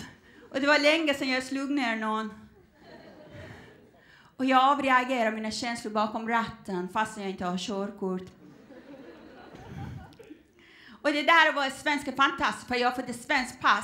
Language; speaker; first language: Swedish; non-native, fluent; Persian